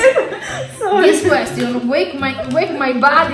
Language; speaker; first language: English; non-native, fluent; Italian